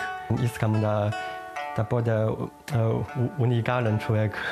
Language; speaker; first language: Bulgarian; non-native, learner; Chinese